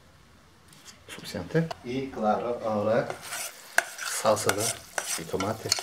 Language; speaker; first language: Spanish; non-native, learner; Turkish